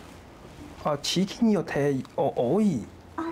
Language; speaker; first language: Japanese; non-native, learner; Chinese